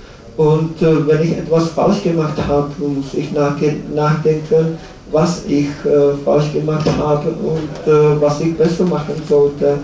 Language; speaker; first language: German; non-native, learner; Czech